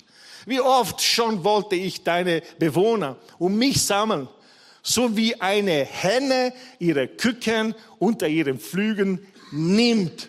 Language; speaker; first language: German; non-native, fluent; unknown